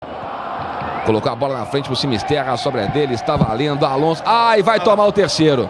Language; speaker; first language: Portuguese; native; Portuguese